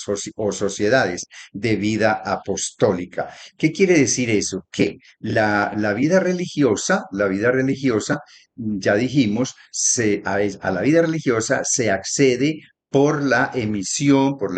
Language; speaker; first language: Spanish; native; Spanish